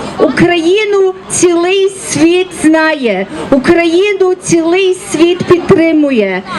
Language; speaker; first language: Ukrainian; early bilingual, heritage; Ukrainian